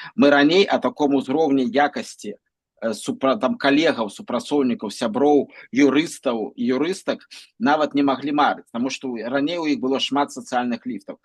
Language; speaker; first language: Belarusian; non-native, local second language; Russian